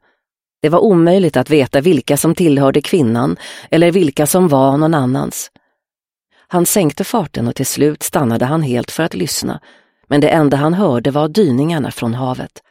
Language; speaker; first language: Swedish; native; Swedish